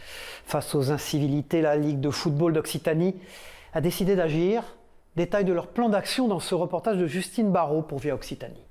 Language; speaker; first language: French; native; French